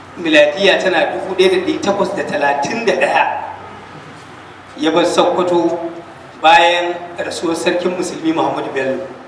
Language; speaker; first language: Hausa; native; Hausa